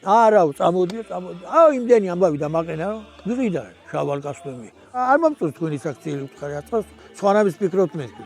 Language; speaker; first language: Georgian; native; Georgian